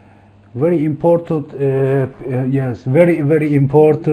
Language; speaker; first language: English; non-native, learner; Turkish